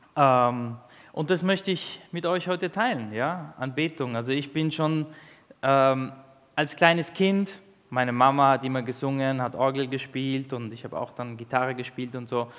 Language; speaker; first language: German; early bilingual, other home language; Italian